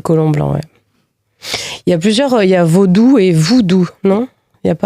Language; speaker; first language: French; native; French